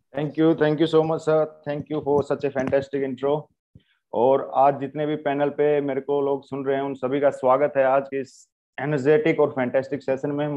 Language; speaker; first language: Hindi; native; Hindi